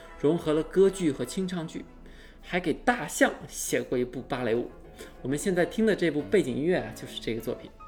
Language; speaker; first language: Chinese; native; Chinese